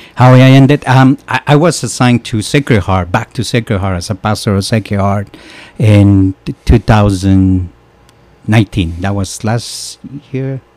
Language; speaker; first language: English; non-native, fluent; Spanish